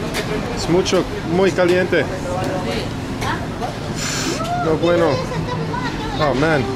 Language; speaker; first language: Spanish; non-native, learner; English